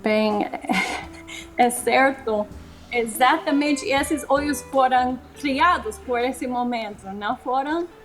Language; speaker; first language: Portuguese; non-native, fluent; English